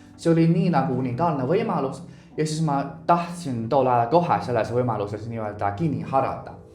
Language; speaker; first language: Estonian; non-native, fluent; Chinese